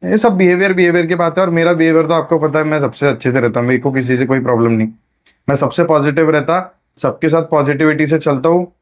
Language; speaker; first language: Hindi; non-native, local second language; Marathi